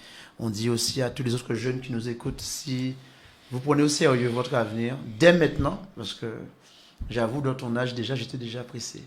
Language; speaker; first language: French; native; French